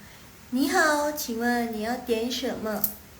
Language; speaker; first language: Chinese; non-native, fluent; Indonesian